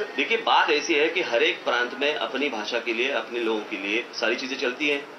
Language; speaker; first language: Hindi; non-native, local second language; Marathi